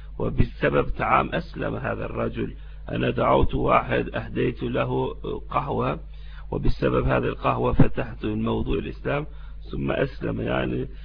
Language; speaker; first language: Arabic; non-native, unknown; Turkish